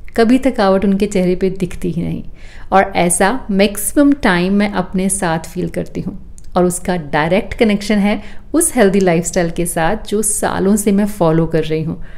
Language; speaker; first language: Hindi; native; Hindi